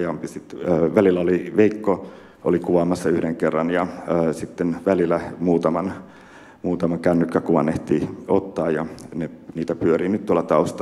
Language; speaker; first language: Finnish; native; Finnish